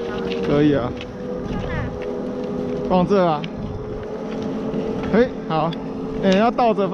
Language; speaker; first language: Chinese; native; Chinese